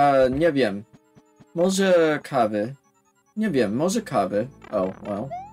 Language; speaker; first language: Polish; non-native, learner; English